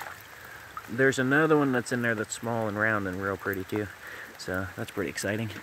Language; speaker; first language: English; native; English